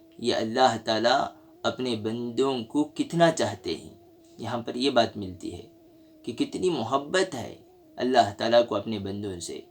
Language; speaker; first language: Urdu; native; Urdu